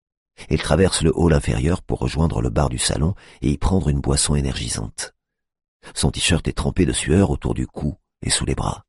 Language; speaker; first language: French; native; French